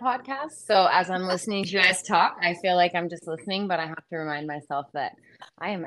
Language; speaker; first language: English; native; English